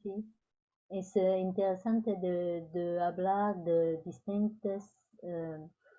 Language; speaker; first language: Spanish; non-native, fluent; French